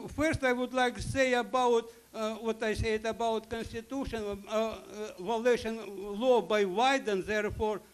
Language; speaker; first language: English; non-native, learner; Russian